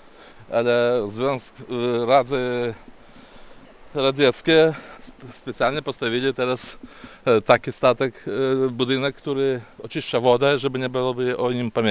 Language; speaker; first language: Polish; non-native, learner; Lithuanian